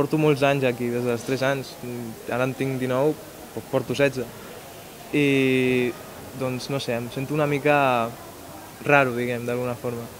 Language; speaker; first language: Catalan; early bilingual, other home language; Arabic